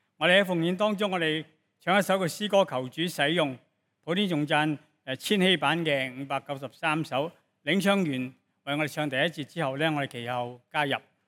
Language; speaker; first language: Cantonese; native; Cantonese